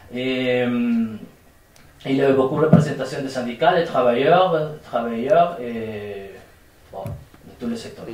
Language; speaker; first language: French; non-native, fluent; Spanish